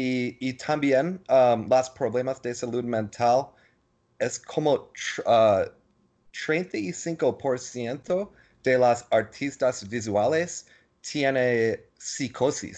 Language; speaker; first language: Spanish; non-native, learner; English